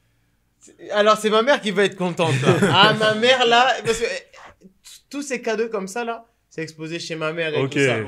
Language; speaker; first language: French; native; French